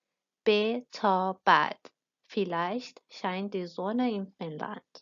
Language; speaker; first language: German; non-native, fluent; Persian